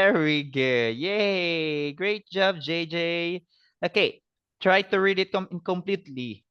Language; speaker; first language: English; non-native, fluent; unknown